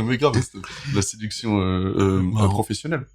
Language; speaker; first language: French; native; French